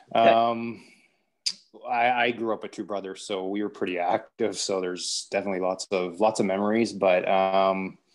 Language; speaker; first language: English; native; English